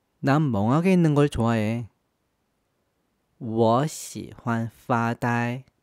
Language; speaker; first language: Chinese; non-native, fluent; Korean